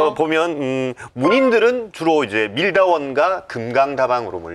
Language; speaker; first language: Korean; native; Korean